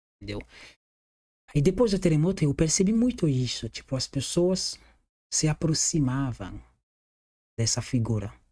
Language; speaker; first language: Portuguese; non-native, fluent; Haitian Creole